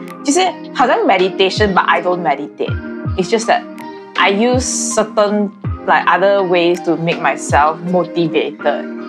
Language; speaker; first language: English; non-native, local second language; Chinese